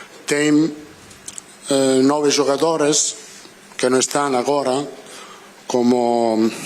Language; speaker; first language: Spanish; non-native, fluent; Italian